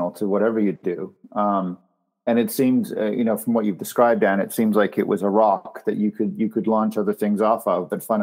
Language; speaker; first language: English; native; English